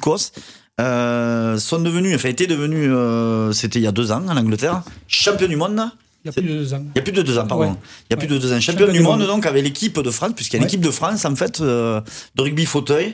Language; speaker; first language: French; native; French